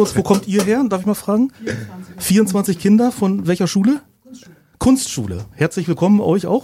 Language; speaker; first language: German; native; German